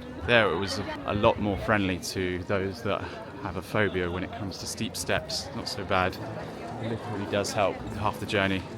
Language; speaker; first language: English; native; English